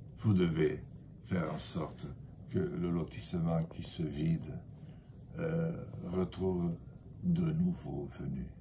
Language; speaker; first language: French; native; French